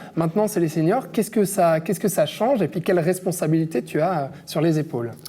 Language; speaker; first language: French; native; French